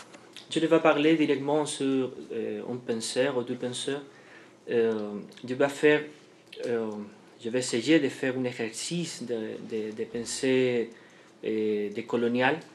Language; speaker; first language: French; non-native, fluent; Spanish